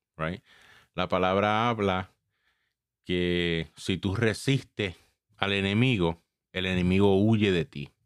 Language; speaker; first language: Spanish; early bilingual, heritage; Spanish